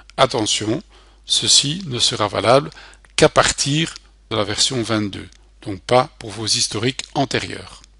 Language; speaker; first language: French; native; French